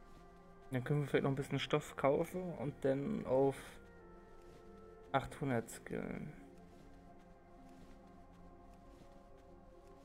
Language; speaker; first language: German; native; German